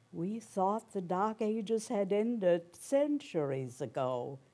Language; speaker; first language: English; early bilingual, other home language; German